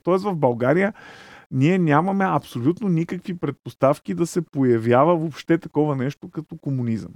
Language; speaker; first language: Bulgarian; native; Bulgarian